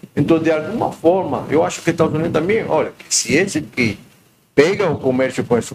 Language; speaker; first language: Portuguese; non-native, learner; Spanish